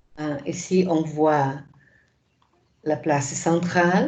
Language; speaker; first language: French; non-native, fluent; Portuguese